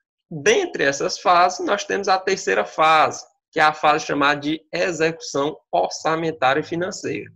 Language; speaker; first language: Portuguese; native; Portuguese